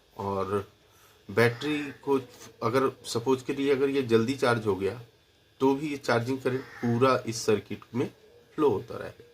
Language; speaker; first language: Hindi; native; Hindi